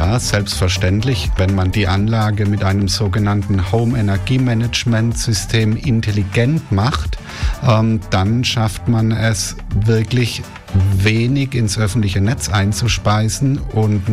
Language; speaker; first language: German; native; German